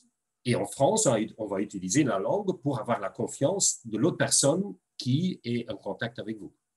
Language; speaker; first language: French; non-native, local second language; Dutch